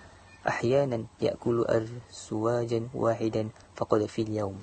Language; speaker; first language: Arabic; non-native, learner; Malay